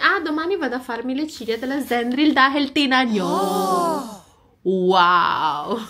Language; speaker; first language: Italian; early bilingual, other home language; Filipino